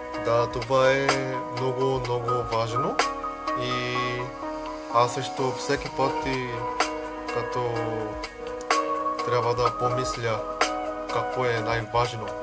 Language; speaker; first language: Bulgarian; non-native, learner; Korean